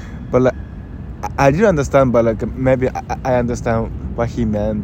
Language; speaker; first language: English; non-native, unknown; Japanese